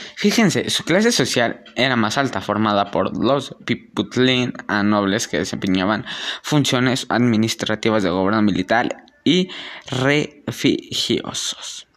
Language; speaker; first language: Spanish; native; Spanish